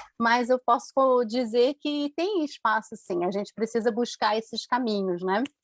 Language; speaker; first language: Portuguese; native; Portuguese